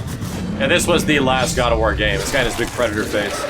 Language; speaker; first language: English; native; English